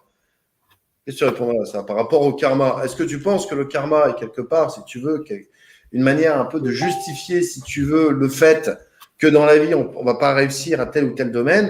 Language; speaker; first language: French; native; French